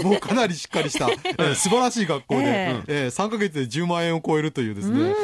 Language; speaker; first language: Japanese; native; Japanese